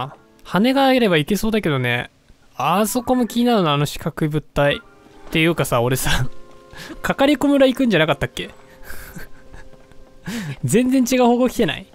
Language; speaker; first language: Japanese; native; Japanese